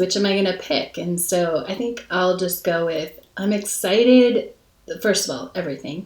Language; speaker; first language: English; native; English